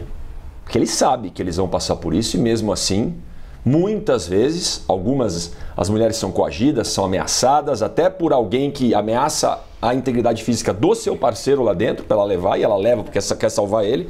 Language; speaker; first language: Portuguese; native; Portuguese